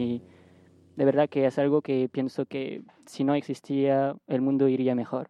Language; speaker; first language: Spanish; non-native, learner; French